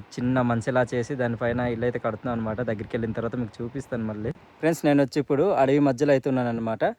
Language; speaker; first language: Telugu; non-native, local second language; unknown